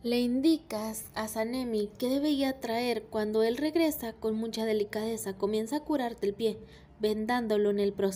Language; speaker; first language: Spanish; native; Spanish